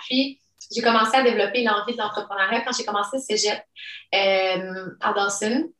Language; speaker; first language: French; early bilingual, other home language; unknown